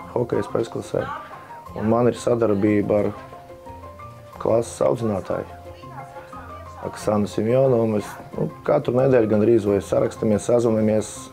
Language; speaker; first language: Latvian; non-native, local second language; Russian